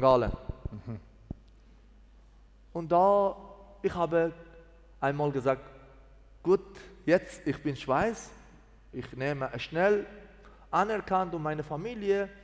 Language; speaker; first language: German; non-native, learner; Persian